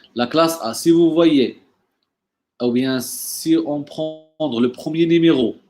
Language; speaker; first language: French; non-native, local second language; Arabic